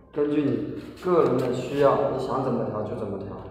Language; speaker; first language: Chinese; native; Chinese